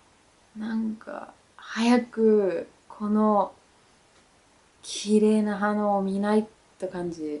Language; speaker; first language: Japanese; non-native, learner; Danish